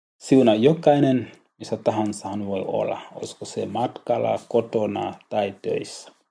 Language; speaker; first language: Finnish; non-native, learner; Swahili